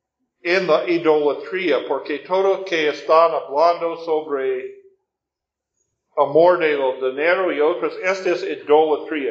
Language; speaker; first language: Spanish; non-native, fluent; English